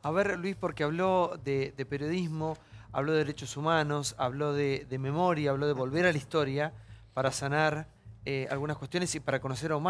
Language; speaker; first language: Spanish; native; Spanish